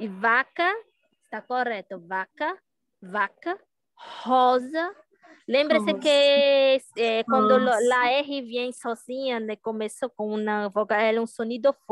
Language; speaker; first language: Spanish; non-native, learner; Portuguese